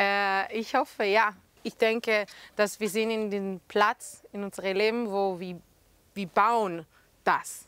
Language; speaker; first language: German; non-native, fluent; Hebrew